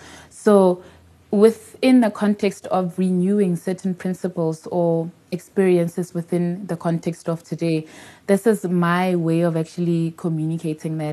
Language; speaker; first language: English; non-native, local second language; Tswana